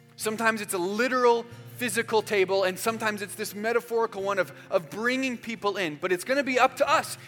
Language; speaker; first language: English; native; English